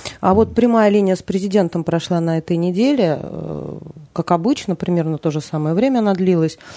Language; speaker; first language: Russian; native; Russian